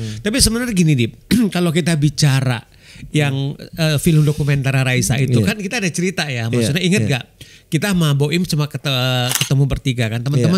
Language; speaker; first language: Indonesian; native; Indonesian